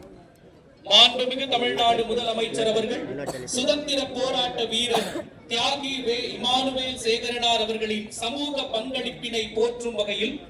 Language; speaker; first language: Tamil; native; Tamil